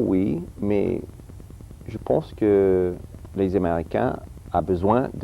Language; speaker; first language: French; early bilingual, heritage; English